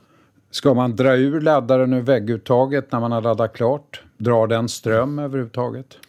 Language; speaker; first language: Swedish; native; Swedish